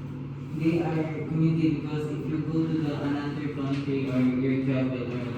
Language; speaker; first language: English; non-native, learner; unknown